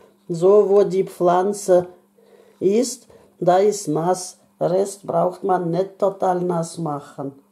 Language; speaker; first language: German; non-native, fluent; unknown